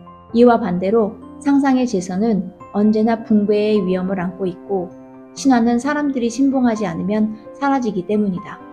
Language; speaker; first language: Korean; native; Korean